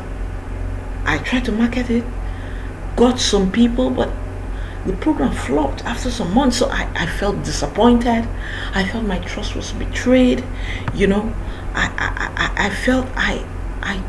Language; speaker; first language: English; non-native, local second language; Yoruba